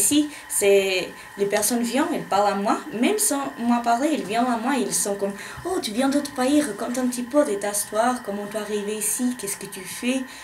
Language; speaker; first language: French; non-native, learner; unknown